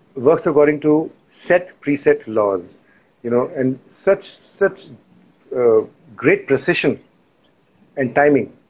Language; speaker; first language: English; non-native, local second language; Hindi